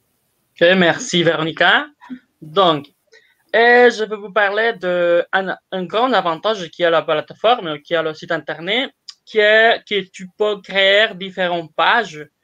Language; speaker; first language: French; non-native, fluent; Spanish